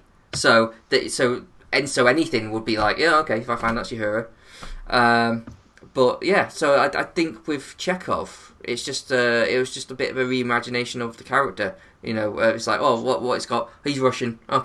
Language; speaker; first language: English; native; English